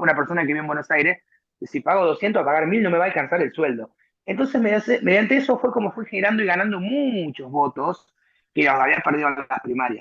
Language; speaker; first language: Spanish; native; Spanish